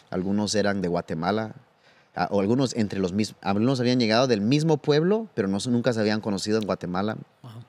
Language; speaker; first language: Spanish; early bilingual, heritage; Spanish